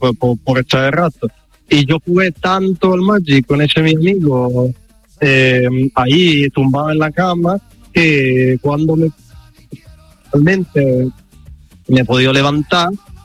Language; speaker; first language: Spanish; non-native, fluent; Italian